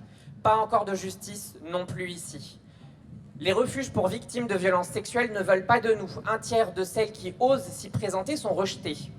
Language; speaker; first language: French; native; French